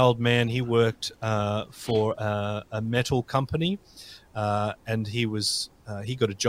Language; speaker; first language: English; native; English